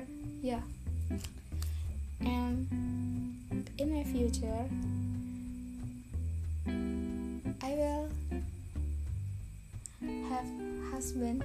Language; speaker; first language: English; non-native, learner; Indonesian